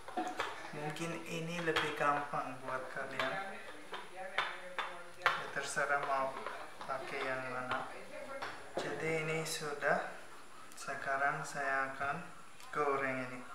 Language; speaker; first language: Indonesian; non-native, fluent; Bangla